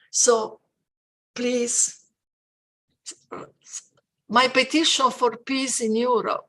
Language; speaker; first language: English; non-native, fluent; Italian